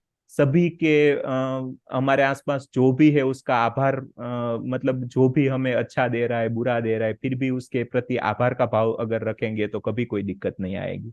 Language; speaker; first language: Hindi; native; Hindi